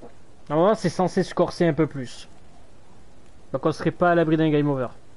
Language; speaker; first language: French; native; French